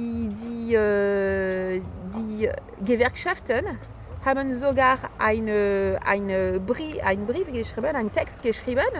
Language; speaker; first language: German; non-native, fluent; French